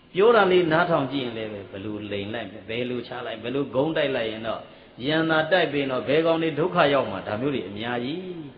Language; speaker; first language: Burmese; native; Burmese